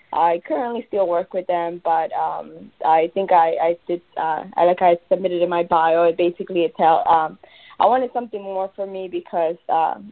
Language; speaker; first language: English; early bilingual, other home language; Spanish